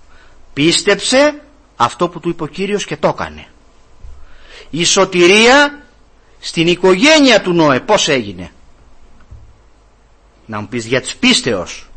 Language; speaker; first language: Greek; native; Greek